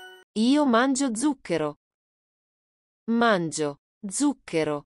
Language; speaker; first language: Italian; non-native, learner; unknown